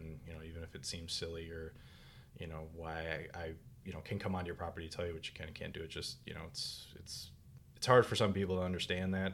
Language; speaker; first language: English; native; English